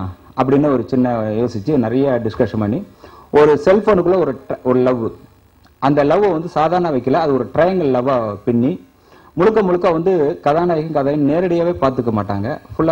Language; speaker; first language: Tamil; native; Tamil